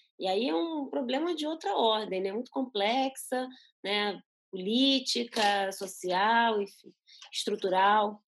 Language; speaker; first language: Portuguese; early bilingual, other home language; Spanish